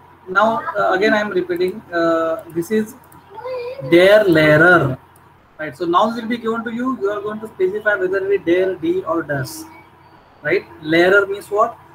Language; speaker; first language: English; non-native, local second language; Marathi